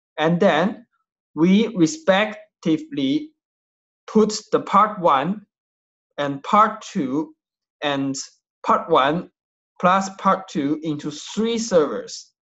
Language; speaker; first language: English; non-native, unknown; Chinese